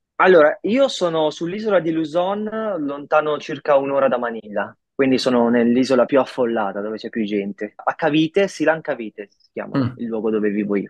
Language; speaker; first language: Italian; native; Italian